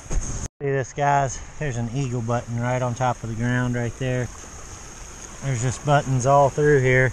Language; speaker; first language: English; native; English